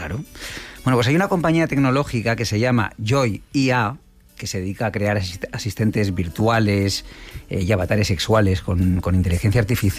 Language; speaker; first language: Spanish; native; Spanish